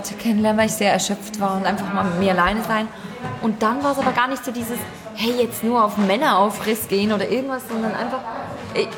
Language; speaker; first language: German; native; German